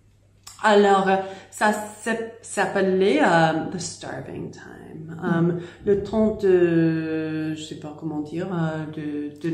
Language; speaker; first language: French; non-native, learner; English